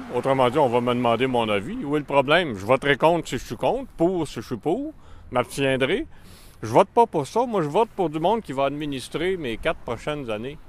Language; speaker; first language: French; native; French